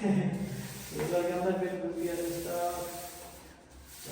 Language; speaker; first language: Hindi; non-native, local second language; Bangla